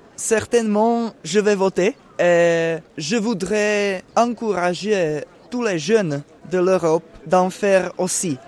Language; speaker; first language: French; non-native, fluent; Czech